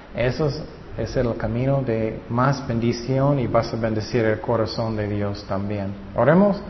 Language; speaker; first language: Spanish; non-native, fluent; English